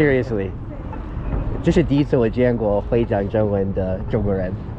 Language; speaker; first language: Chinese; non-native, fluent; English